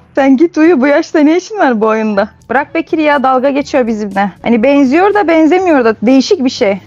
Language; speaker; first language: Turkish; native; Turkish